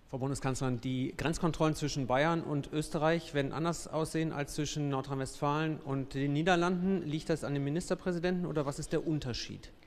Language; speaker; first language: German; native; German